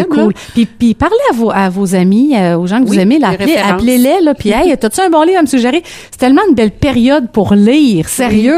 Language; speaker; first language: French; native; French